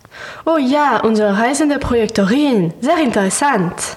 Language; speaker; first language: German; non-native, learner; French